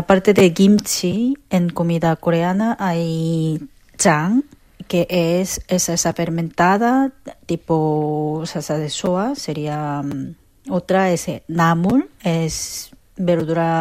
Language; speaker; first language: Spanish; non-native, learner; Korean